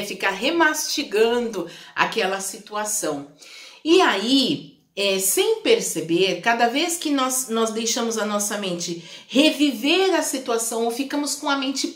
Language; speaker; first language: Portuguese; native; Portuguese